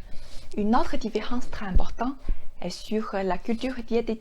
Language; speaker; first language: French; non-native, fluent; Chinese